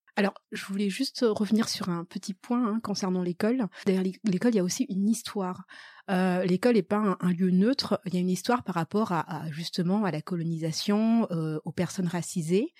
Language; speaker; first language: French; early bilingual, other home language; Malagasy